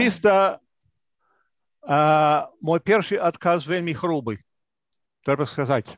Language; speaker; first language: Belarusian; non-native, fluent; English